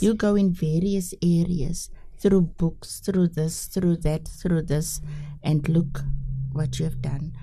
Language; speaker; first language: English; non-native, local second language; Afrikaans